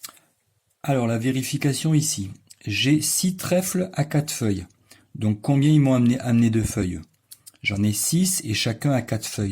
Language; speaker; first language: French; native; French